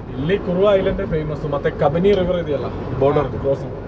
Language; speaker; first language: Kannada; non-native, fluent; Malayalam